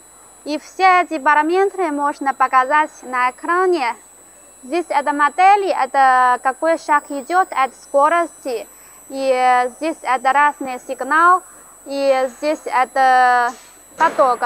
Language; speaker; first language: Russian; non-native, learner; Chinese